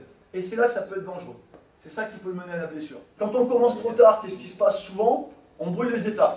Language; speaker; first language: French; native; French